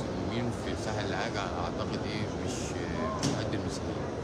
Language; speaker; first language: Arabic; native; Arabic